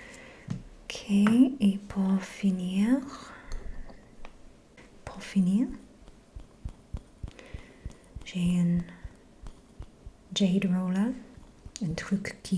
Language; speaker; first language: French; non-native, fluent; English